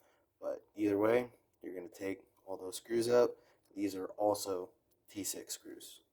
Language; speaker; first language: English; native; English